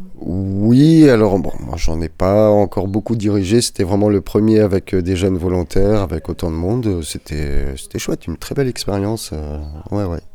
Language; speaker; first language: French; native; French